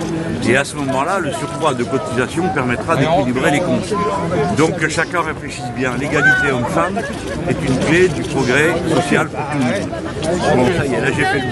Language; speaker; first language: French; native; French